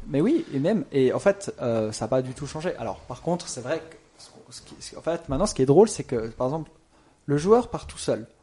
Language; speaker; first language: French; native; French